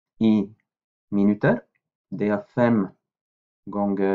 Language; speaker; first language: Norwegian; non-native, fluent; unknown